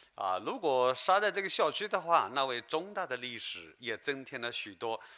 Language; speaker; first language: Chinese; native; Chinese